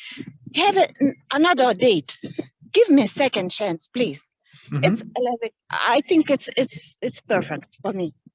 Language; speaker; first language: English; non-native, learner; Lithuanian